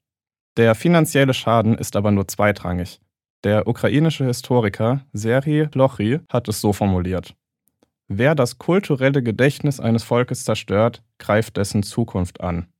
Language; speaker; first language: German; native; German